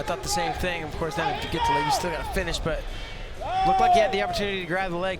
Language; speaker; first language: English; native; English